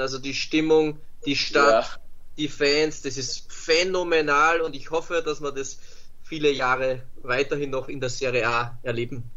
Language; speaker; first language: German; native; German